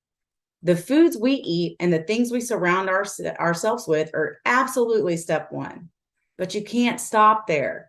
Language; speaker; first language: English; native; English